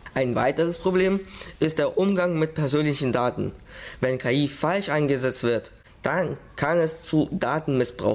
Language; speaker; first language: German; early bilingual, other home language; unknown